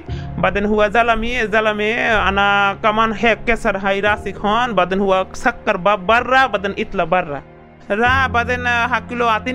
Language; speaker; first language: Arabic; non-native, learner; Bangla